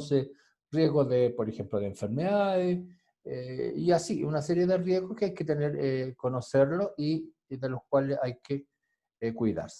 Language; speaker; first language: Spanish; native; Spanish